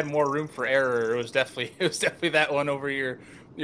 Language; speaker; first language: English; native; English